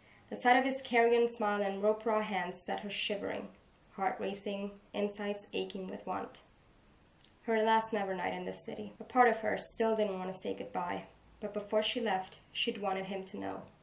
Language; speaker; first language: English; non-native, fluent; Italian